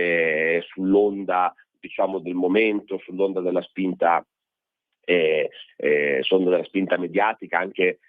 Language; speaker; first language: Italian; native; Italian